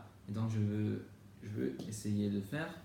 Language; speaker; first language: French; non-native, learner; Italian